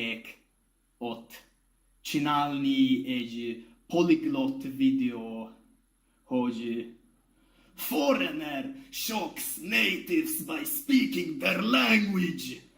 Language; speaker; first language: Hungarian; non-native, learner; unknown